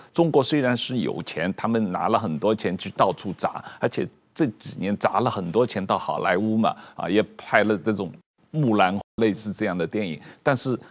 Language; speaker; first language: Chinese; native; Chinese